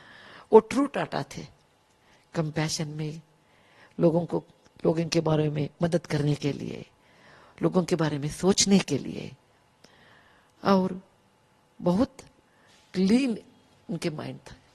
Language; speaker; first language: Hindi; non-native, local second language; Kannada